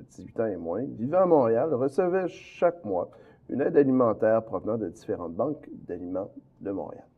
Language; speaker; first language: French; native; French